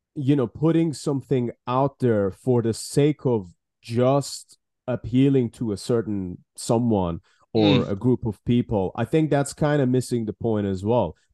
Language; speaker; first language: English; non-native, fluent; Persian